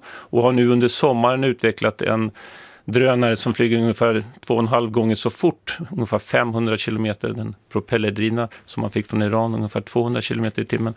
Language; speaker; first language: Swedish; native; Swedish